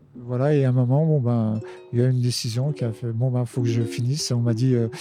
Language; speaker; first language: French; native; French